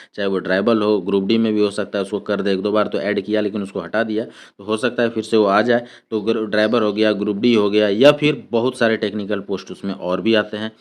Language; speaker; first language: Hindi; native; Hindi